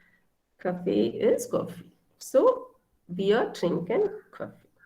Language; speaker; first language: German; non-native, fluent; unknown